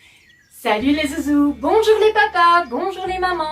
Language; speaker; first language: French; native; French